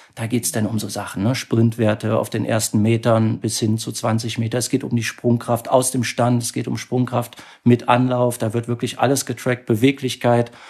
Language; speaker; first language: German; native; German